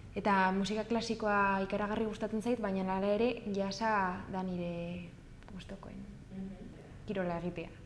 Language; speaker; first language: Basque; non-native, local second language; Spanish